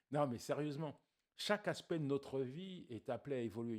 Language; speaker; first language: French; native; French